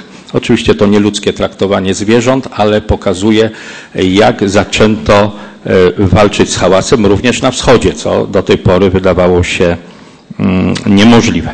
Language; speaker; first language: Polish; native; Polish